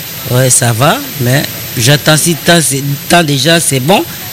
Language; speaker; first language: French; non-native, learner; Lingala